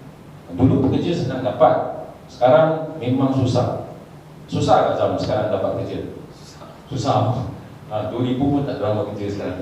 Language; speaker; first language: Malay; non-native, local second language; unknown